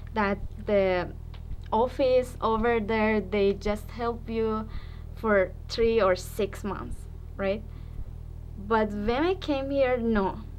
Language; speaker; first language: English; non-native, learner; Persian